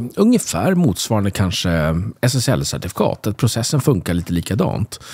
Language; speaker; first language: Swedish; native; Swedish